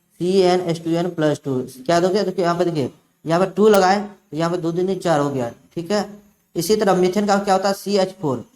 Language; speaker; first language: Hindi; native; Hindi